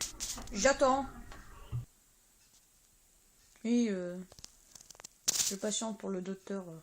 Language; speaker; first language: French; native; French